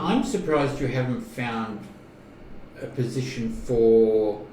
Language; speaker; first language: English; native; English